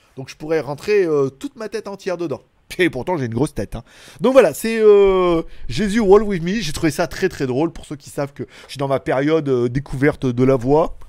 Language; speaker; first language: French; native; French